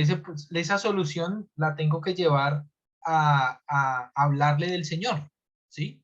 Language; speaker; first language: Spanish; native; Spanish